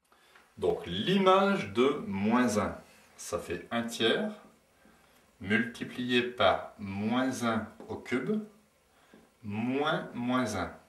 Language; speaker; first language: French; native; French